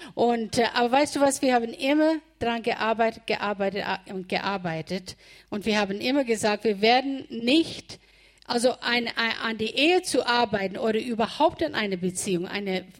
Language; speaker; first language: German; non-native, fluent; English